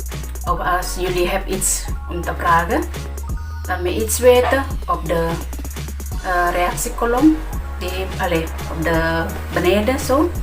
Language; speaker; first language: Dutch; non-native, learner; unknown